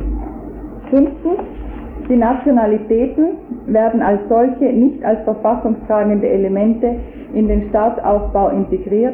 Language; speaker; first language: German; native; German